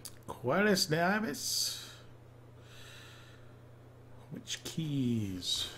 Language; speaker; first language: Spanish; non-native, learner; English